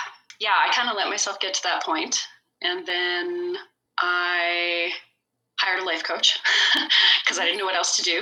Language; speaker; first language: English; native; English